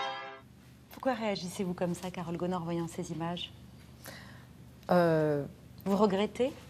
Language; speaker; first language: French; native; French